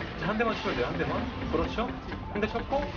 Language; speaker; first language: Korean; native; Korean